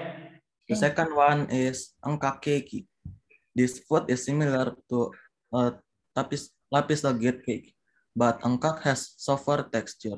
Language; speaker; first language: English; non-native, learner; Indonesian